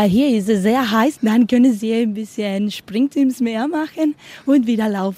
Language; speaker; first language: German; non-native, learner; Spanish